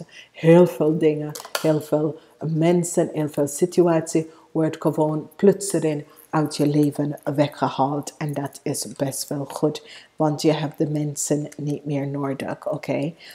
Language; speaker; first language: Dutch; non-native, fluent; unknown